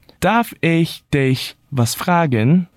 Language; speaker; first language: German; non-native, fluent; Portuguese